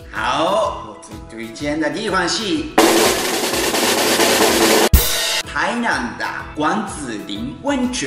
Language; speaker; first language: Chinese; non-native, learner; Japanese